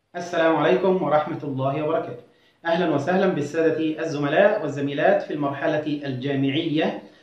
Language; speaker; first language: Arabic; native; Arabic